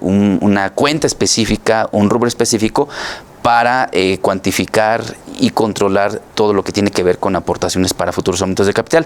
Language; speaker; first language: Spanish; native; Spanish